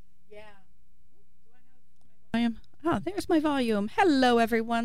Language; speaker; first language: English; non-native, fluent; Portuguese